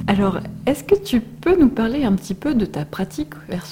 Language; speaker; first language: French; native; French